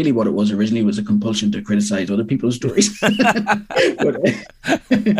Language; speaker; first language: English; native; English